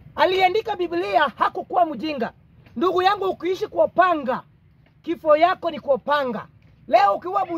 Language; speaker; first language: Swahili; non-native, local second language; Luo (Kenya and Tanzania)